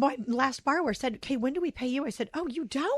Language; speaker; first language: English; native; English